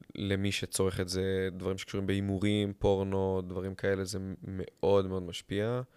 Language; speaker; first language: Hebrew; native; Hebrew